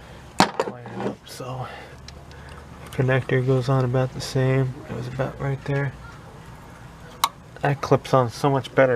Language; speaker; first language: English; native; English